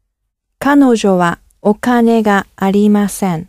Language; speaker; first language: Japanese; non-native, learner; English